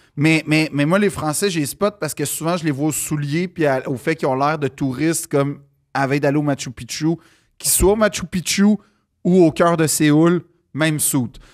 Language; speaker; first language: French; native; French